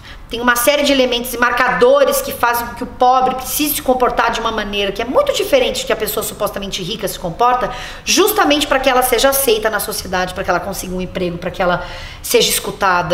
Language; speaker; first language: Portuguese; native; Portuguese